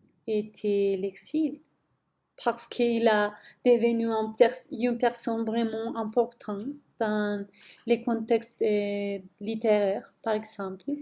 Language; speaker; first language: French; non-native, learner; Spanish